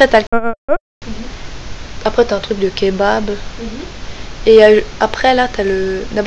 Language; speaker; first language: French; native; French